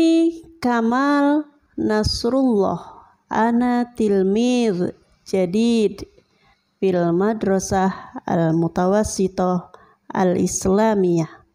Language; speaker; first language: Arabic; non-native, fluent; Indonesian